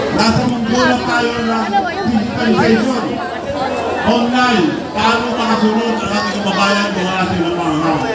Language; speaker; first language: Filipino; non-native, local second language; Iloko